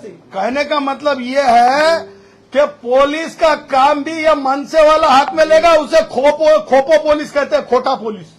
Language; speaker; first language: Hindi; non-native, local second language; Marathi